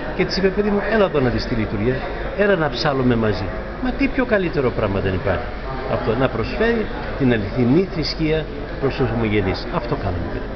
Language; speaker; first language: Greek; early bilingual, heritage; Greek